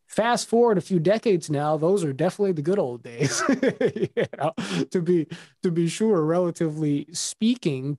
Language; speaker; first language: English; native; English